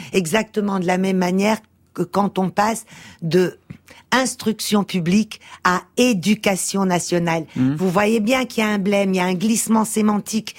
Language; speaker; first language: French; early bilingual, other home language; Portuguese